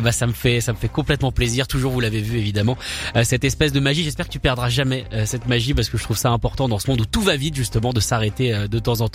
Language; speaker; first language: French; native; French